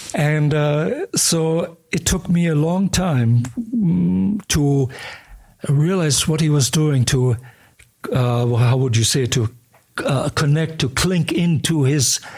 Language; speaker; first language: English; early bilingual, other home language; German